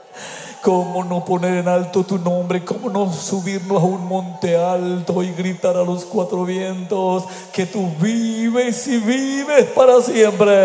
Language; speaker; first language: Spanish; native; Spanish